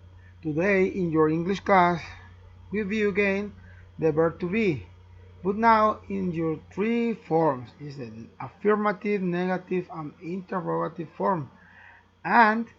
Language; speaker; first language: English; non-native, learner; Spanish